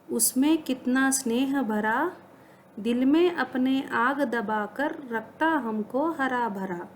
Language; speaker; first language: Hindi; non-native, local second language; Kannada